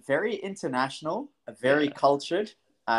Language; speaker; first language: English; native; English